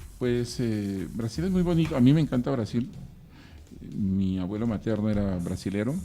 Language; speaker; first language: Spanish; native; Spanish